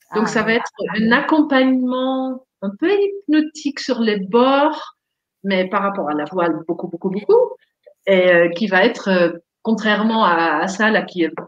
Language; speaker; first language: French; non-native, fluent; Dutch